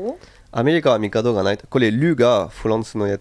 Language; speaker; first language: Japanese; non-native, fluent; French